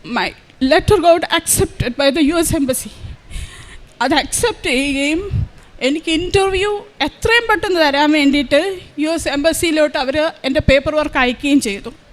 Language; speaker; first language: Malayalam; native; Malayalam